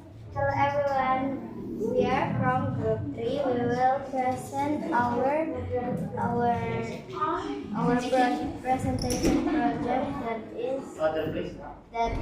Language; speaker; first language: English; non-native, learner; Indonesian